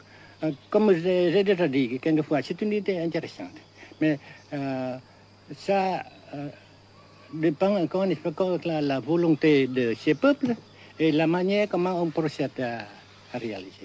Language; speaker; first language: French; non-native, local second language; Vietnamese